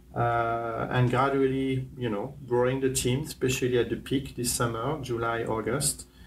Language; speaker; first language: English; non-native, fluent; French